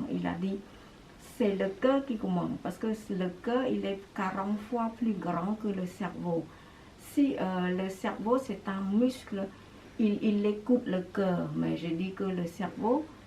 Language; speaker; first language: French; non-native, fluent; Khmer